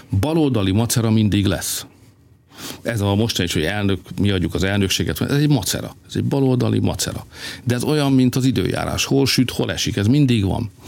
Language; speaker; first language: Hungarian; native; Hungarian